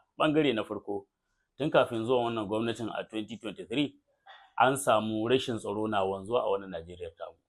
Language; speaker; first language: Hausa; native; Hausa